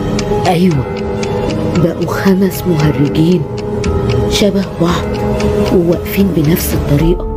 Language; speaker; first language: Arabic; native; Arabic